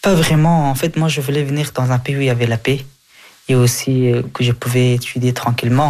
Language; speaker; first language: French; early bilingual, other home language; Persian